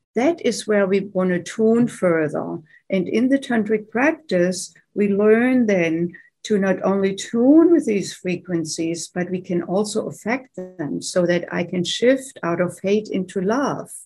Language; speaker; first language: English; non-native, fluent; German